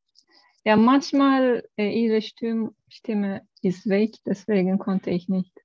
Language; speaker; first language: German; non-native, learner; Turkish